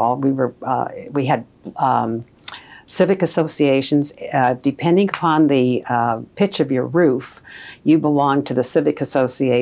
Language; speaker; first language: English; native; English